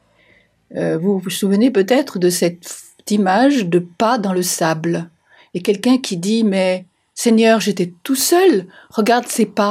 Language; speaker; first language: French; native; French